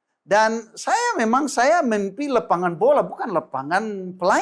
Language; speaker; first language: Indonesian; non-native, fluent; English